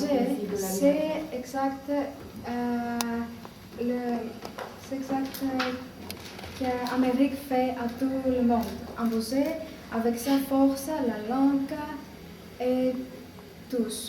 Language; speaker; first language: French; non-native, learner; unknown